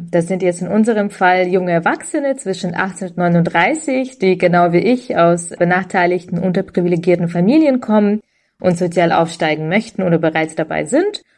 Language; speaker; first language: German; early bilingual, other home language; Ukrainian